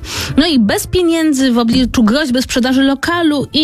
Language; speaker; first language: Polish; native; Polish